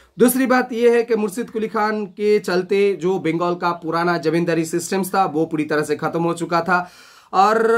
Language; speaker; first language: Hindi; non-native, local second language; Bangla